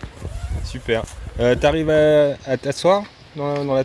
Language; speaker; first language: French; native; French